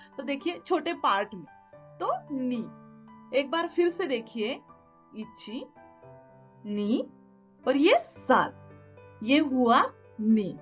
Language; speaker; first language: Hindi; non-native, local second language; Marathi